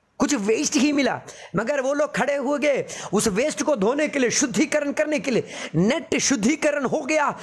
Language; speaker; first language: Hindi; non-native, local second language; Telugu